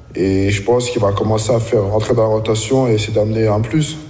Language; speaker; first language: French; native; French